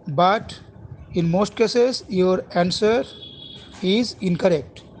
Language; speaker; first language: English; non-native, local second language; Bangla